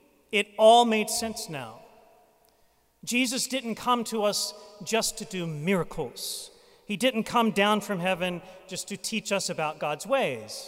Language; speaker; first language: English; native; English